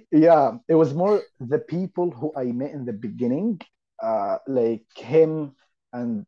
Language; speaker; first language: English; non-native, fluent; Arabic